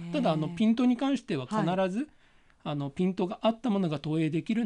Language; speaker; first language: Japanese; native; Japanese